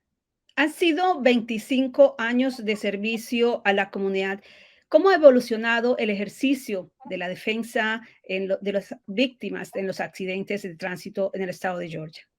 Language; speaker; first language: Spanish; native; Spanish